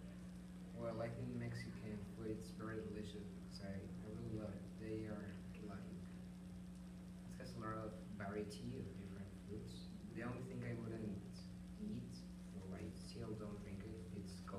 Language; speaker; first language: English; non-native, fluent; Spanish